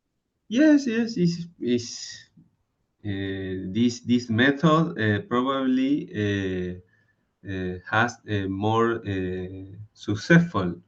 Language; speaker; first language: English; non-native, learner; Spanish